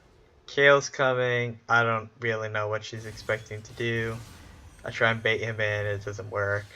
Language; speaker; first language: English; native; English